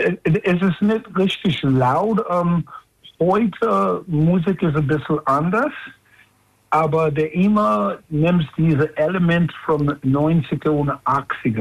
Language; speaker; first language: German; non-native, learner; English